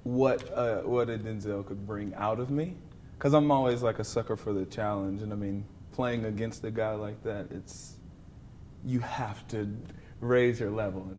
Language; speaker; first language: English; native; English